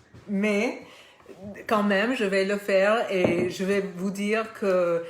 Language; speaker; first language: French; non-native, fluent; Spanish